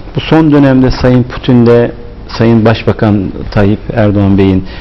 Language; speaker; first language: Turkish; native; Turkish